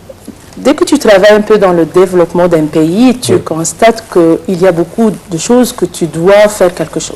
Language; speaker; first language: French; non-native, fluent; Arabic